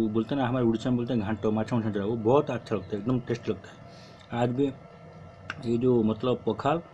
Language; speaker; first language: Hindi; non-native, local second language; Odia